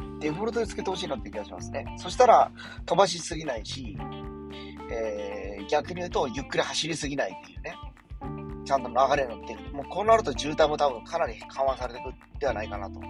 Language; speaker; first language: Japanese; native; Japanese